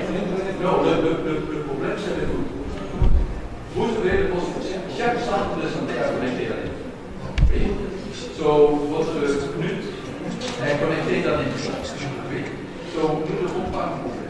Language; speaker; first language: French; non-native, learner; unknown